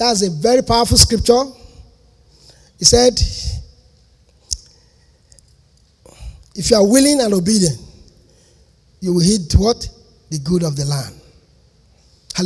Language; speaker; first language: English; non-native, local second language; Yoruba